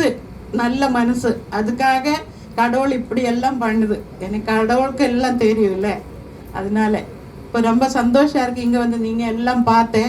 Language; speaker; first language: Tamil; non-native, learner; Malayalam